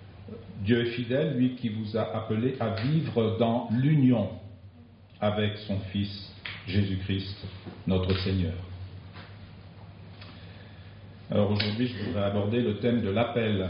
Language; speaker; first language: French; native; French